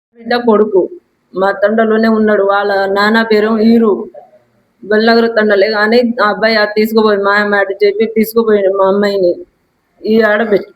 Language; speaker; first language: Telugu; non-native, local second language; Lambadi